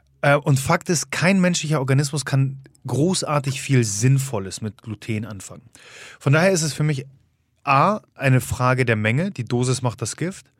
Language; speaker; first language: German; early bilingual, other home language; Polish